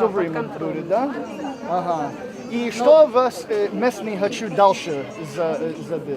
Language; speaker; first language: Russian; non-native, learner; English